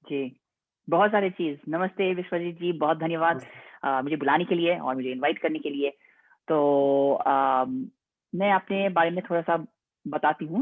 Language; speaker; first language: Hindi; non-native, fluent; English